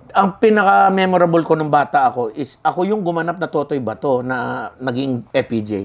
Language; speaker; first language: Filipino; native; Filipino